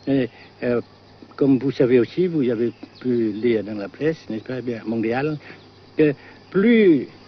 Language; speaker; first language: French; non-native, fluent; Vietnamese